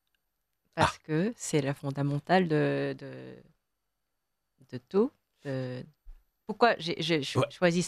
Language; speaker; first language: French; non-native, fluent; Korean